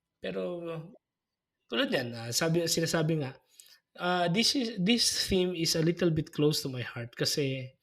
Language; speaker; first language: Filipino; native; Filipino